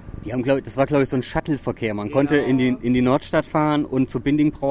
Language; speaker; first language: German; native; German